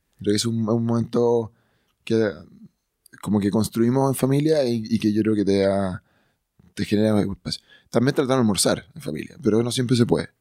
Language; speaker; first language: Spanish; native; Spanish